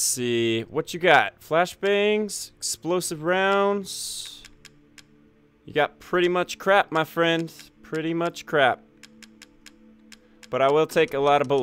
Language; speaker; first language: English; native; English